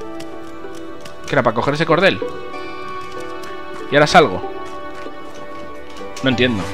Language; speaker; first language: Spanish; native; Spanish